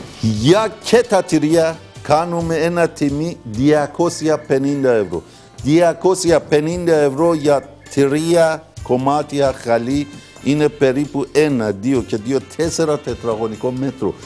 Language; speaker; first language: Greek; non-native, learner; Persian